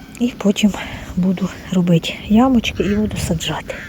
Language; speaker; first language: Ukrainian; native; Ukrainian